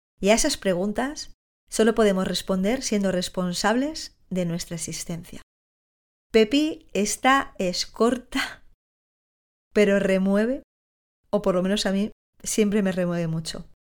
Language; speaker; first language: Spanish; native; Spanish